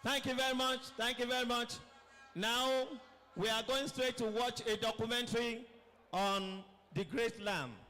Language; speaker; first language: English; non-native, local second language; Yoruba